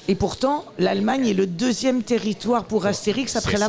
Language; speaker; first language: French; native; French